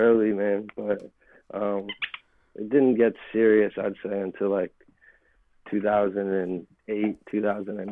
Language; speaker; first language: English; native; English